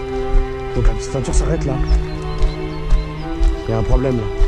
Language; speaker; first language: French; native; French